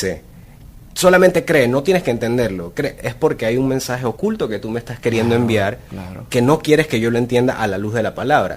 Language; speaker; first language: Spanish; native; Spanish